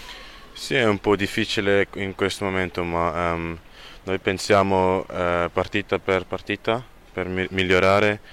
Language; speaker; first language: Italian; non-native, learner; German